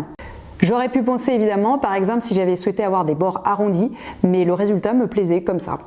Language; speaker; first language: French; native; French